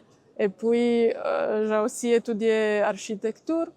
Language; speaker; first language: French; non-native, learner; Italian